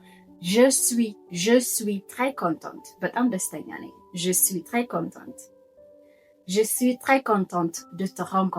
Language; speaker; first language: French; non-native, fluent; Amharic